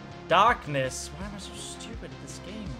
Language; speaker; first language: English; native; English